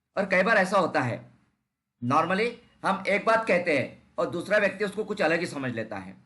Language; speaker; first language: Hindi; non-native, local second language; Marathi